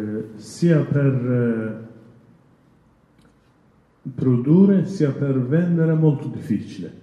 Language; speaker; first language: Italian; non-native, learner; Kurdish